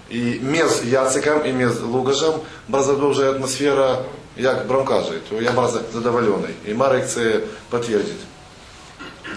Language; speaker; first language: Polish; non-native, learner; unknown